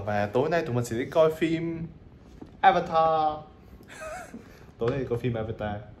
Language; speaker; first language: Vietnamese; native; Vietnamese